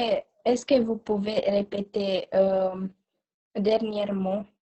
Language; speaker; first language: French; non-native, learner; Romanian